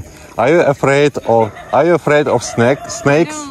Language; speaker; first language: English; non-native, learner; Russian